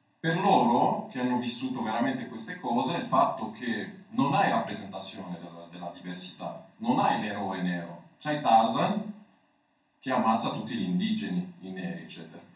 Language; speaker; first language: Italian; non-native, fluent; Arabic